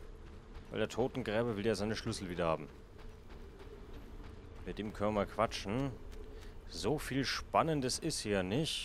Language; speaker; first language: German; native; German